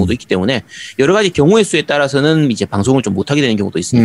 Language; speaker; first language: Korean; native; Korean